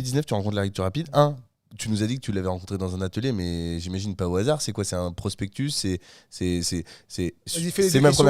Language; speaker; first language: French; native; French